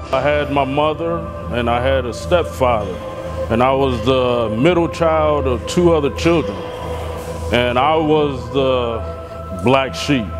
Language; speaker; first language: English; native; English